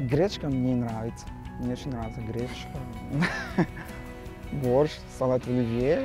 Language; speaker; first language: Russian; non-native, learner; Portuguese